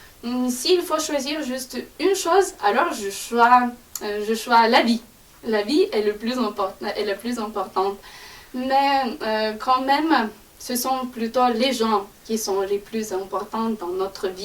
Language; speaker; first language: French; non-native, fluent; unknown